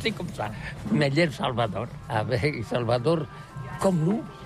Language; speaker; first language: French; non-native, learner; Catalan